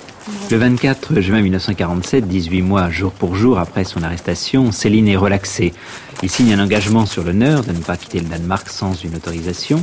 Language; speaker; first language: French; native; French